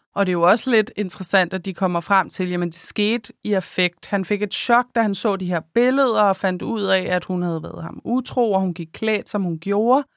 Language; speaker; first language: Danish; native; Danish